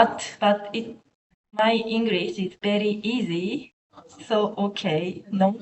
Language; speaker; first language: English; non-native, learner; Japanese